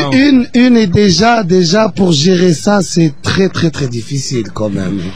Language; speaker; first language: French; non-native, local second language; Arabic